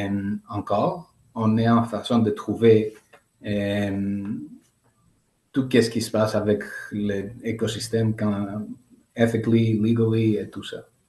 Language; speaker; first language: French; non-native, learner; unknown